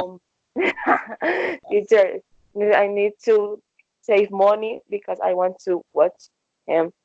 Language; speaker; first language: English; non-native, learner; Spanish